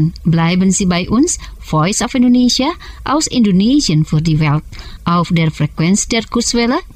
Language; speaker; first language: German; non-native, fluent; Indonesian